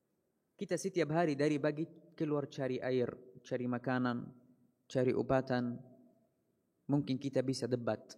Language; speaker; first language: Indonesian; non-native, fluent; Arabic